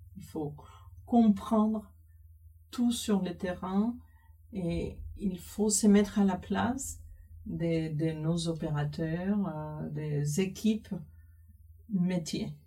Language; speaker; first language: French; non-native, fluent; Spanish